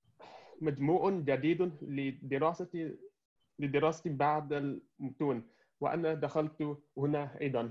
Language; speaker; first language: Arabic; non-native, learner; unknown